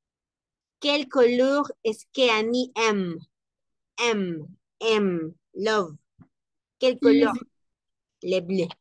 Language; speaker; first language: French; non-native, learner; Spanish